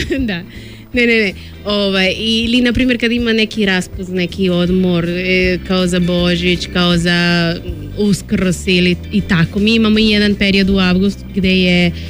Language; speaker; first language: Serbian; non-native, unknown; Spanish